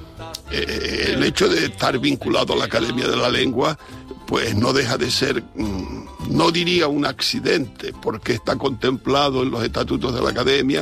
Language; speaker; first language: Spanish; native; Spanish